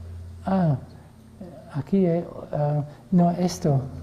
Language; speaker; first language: Spanish; non-native, fluent; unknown